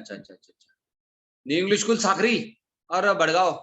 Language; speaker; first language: Hindi; non-native, local second language; Marathi